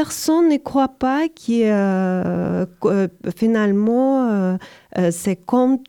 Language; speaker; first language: French; non-native, learner; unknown